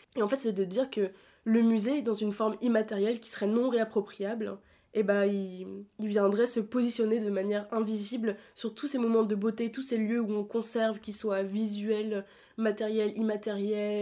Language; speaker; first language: French; native; French